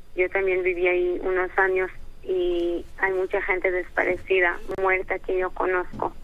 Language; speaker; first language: Spanish; early bilingual, heritage; Hebrew